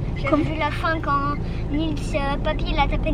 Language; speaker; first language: French; native; French